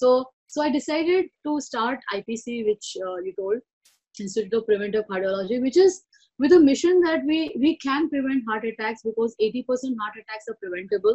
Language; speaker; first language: English; non-native, local second language; Marathi